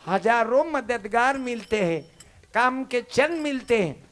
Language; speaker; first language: Hindi; non-native, local second language; Marathi